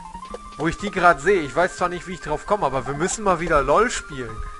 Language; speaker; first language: German; native; German